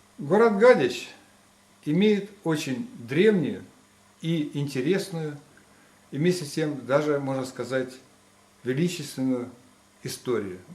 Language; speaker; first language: Russian; non-native, local second language; Ukrainian